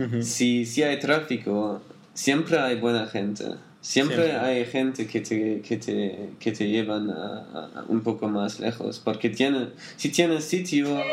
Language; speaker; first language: Spanish; non-native, learner; German